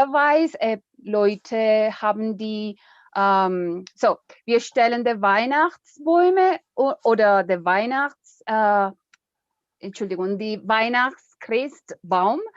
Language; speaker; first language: German; non-native, learner; Spanish